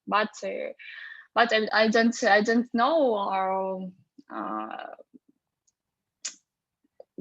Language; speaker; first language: English; non-native, fluent; Russian